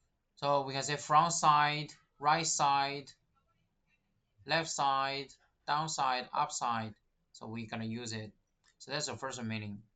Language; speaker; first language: English; non-native, fluent; Chinese